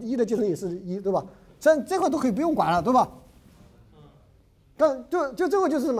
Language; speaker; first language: Chinese; native; Chinese